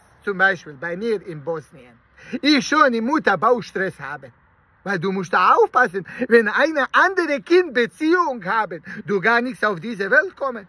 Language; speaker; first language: German; non-native, learner; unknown